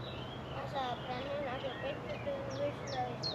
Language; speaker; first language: Icelandic; early bilingual, heritage; Icelandic